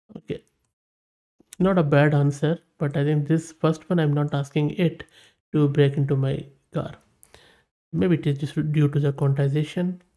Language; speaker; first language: English; non-native, local second language; Urdu